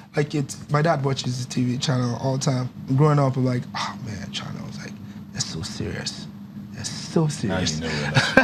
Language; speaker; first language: English; non-native, local second language; Yoruba